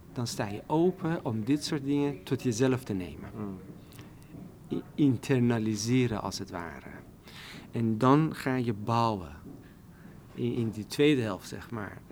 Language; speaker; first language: Dutch; non-native, fluent; Persian